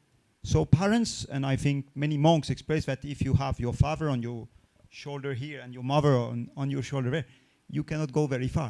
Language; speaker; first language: English; non-native, fluent; French